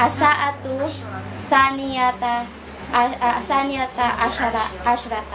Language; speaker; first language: Arabic; non-native, learner; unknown